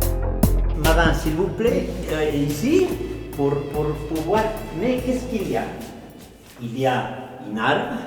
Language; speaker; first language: French; non-native, fluent; Spanish